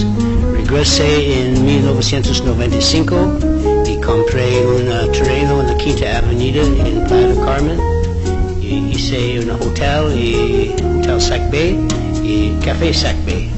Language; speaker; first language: Spanish; non-native, fluent; English